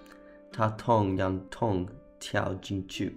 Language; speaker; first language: Chinese; non-native, learner; English